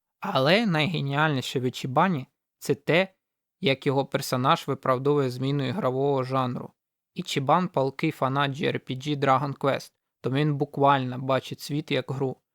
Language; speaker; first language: Ukrainian; native; Ukrainian